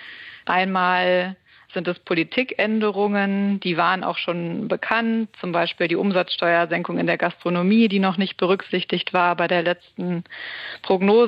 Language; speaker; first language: German; native; German